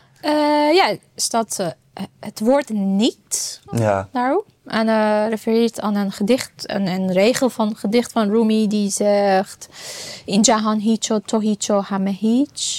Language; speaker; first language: Dutch; non-native, fluent; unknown